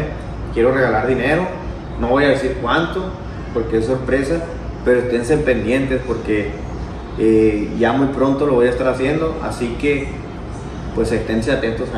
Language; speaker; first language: Spanish; native; Spanish